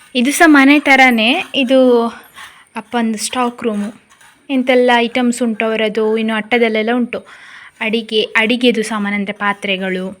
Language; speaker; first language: Kannada; native; Kannada